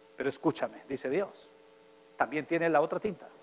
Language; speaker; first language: Spanish; native; Spanish